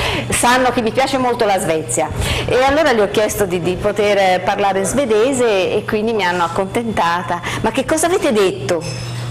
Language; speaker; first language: Italian; native; Italian